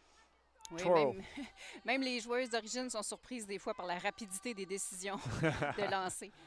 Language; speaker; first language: French; native; French